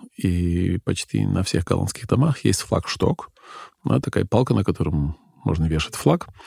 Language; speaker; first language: Russian; non-native, fluent; Dutch